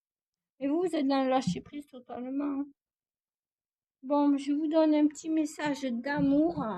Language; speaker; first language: French; native; French